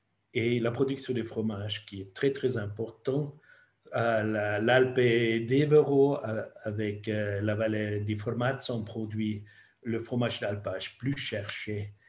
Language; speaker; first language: French; non-native, fluent; German